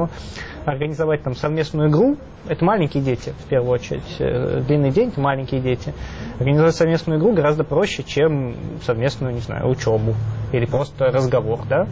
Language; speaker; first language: Russian; native; Russian